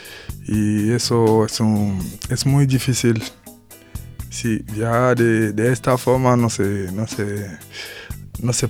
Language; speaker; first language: Spanish; non-native, learner; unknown